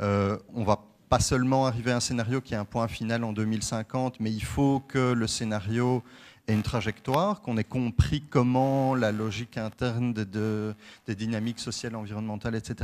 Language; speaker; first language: French; native; French